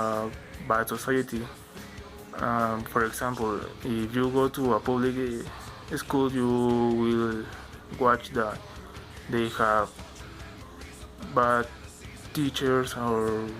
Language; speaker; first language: English; non-native, learner; Spanish